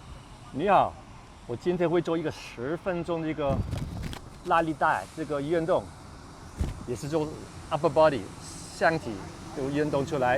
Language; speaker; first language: Chinese; non-native, local second language; Cantonese